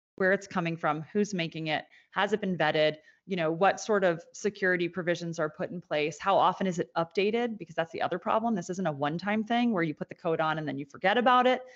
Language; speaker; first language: English; native; English